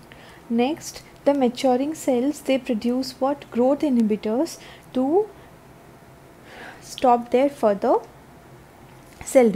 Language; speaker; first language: English; non-native, local second language; Hindi